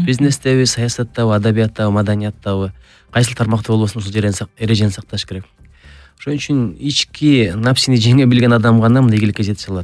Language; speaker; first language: Kyrgyz; native; Kyrgyz